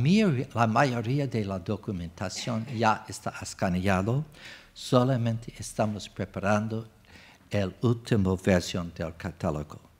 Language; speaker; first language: Spanish; non-native, fluent; English